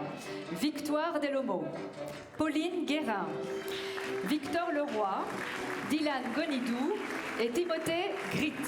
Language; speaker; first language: French; native; French